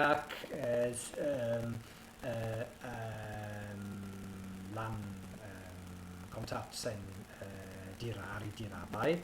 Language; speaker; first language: Basque; non-native, learner; English